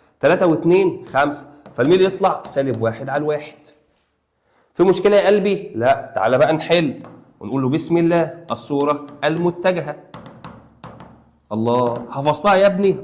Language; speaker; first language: Arabic; native; Arabic